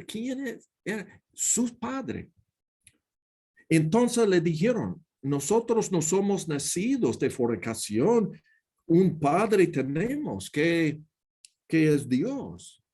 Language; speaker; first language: Spanish; non-native, learner; English